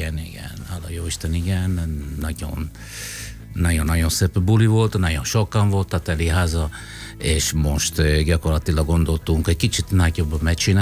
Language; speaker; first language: Hungarian; non-native, fluent; Italian